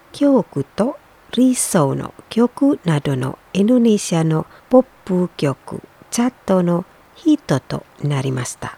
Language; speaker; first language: Japanese; non-native, fluent; Indonesian